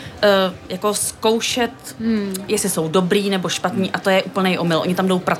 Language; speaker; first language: Czech; native; Czech